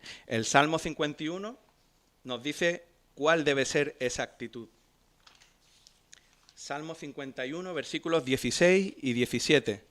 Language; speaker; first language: Spanish; native; Spanish